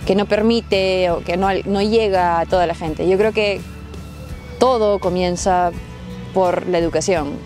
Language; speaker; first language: Spanish; early bilingual, heritage; Spanish